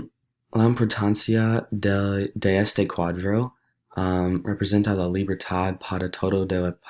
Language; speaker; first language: Spanish; non-native, learner; English